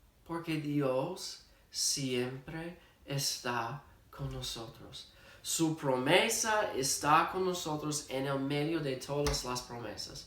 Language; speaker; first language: Spanish; non-native, fluent; English